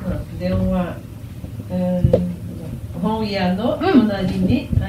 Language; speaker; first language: Japanese; non-native, learner; Portuguese